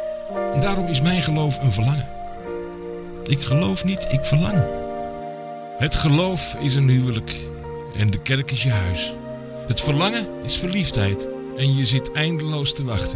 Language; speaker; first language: Dutch; native; Dutch